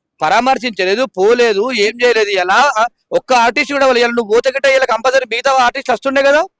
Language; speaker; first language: Telugu; native; Telugu